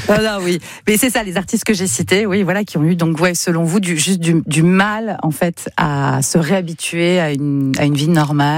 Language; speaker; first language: French; native; French